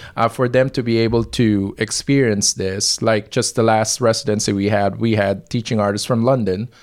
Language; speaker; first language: English; non-native, local second language; Filipino